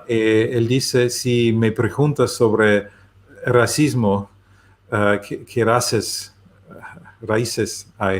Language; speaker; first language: Spanish; non-native, learner; German